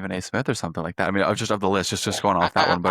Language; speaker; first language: English; native; English